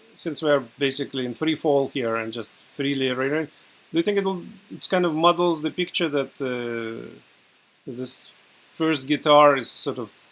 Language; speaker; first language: English; non-native, fluent; Russian